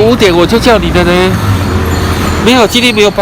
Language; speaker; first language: Chinese; native; Chinese